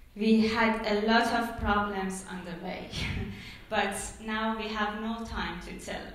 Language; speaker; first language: English; non-native, fluent; Persian